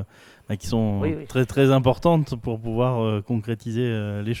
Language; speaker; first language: French; native; French